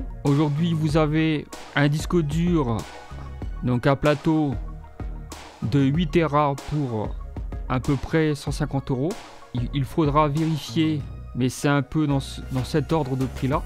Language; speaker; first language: French; native; French